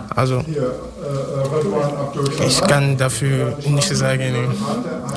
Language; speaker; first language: German; non-native, learner; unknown